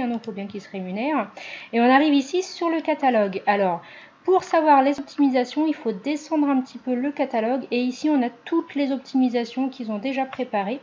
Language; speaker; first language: French; native; French